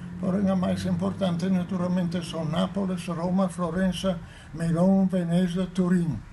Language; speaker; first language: Portuguese; non-native, fluent; Italian